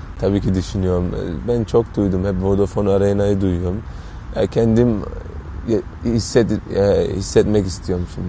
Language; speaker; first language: Turkish; early bilingual, heritage; Turkish